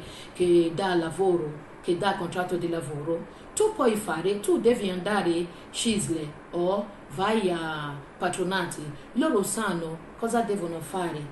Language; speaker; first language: Italian; non-native, learner; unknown